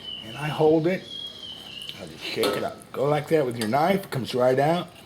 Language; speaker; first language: English; native; English